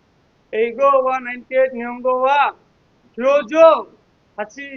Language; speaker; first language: Japanese; non-native, learner; Bangla